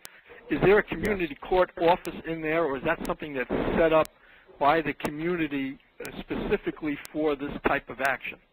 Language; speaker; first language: English; native; English